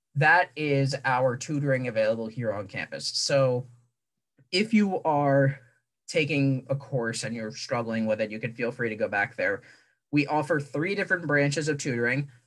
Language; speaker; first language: English; native; English